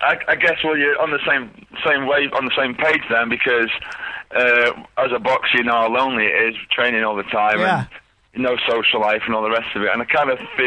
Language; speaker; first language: English; native; English